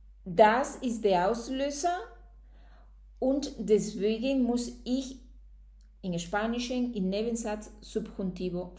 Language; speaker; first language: German; non-native, fluent; Spanish